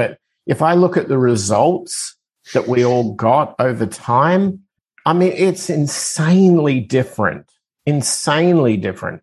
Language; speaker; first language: English; native; English